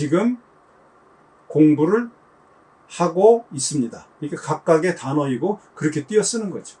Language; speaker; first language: Korean; native; Korean